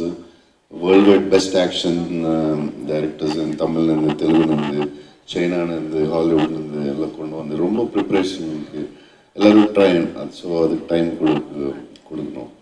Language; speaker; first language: Tamil; non-native, learner; Telugu